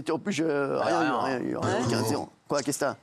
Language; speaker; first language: French; native; French